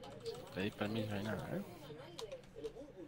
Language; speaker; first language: Spanish; native; Spanish